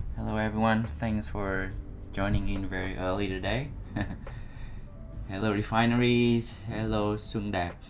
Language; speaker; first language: English; non-native, fluent; Vietnamese